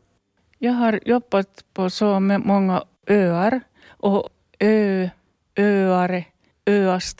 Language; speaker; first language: Swedish; non-native, local second language; Finnish